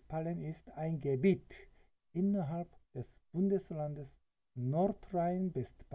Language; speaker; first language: German; non-native, fluent; Korean